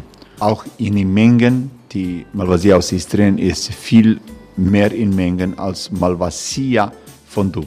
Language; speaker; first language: German; non-native, learner; Croatian